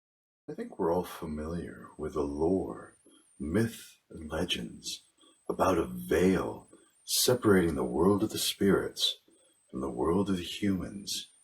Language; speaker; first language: English; native; English